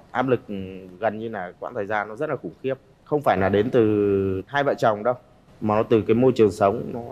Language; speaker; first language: Vietnamese; native; Vietnamese